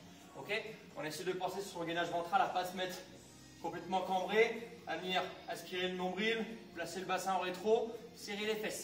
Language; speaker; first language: French; native; French